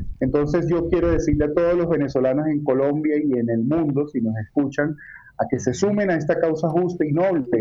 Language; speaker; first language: Spanish; native; Spanish